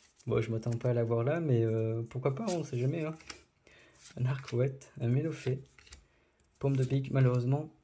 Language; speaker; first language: French; native; French